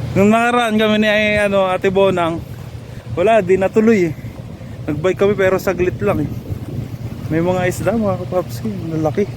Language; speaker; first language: Filipino; native; Filipino